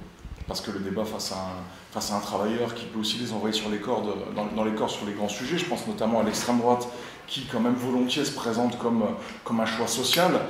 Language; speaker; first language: French; native; French